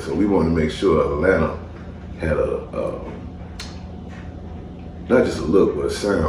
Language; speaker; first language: English; native; English